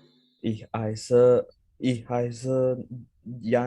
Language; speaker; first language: German; non-native, learner; Indonesian